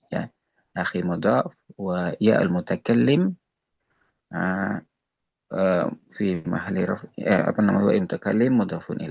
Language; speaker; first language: Arabic; non-native, fluent; Indonesian